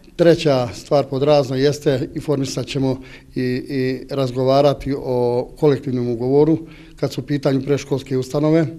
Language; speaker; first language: Bosnian; native; Bosnian